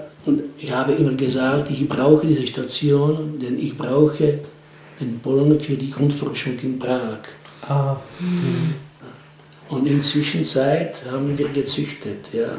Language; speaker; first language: German; non-native, fluent; Czech